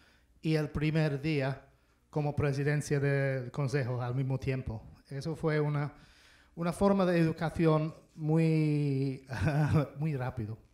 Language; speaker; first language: Spanish; non-native, fluent; English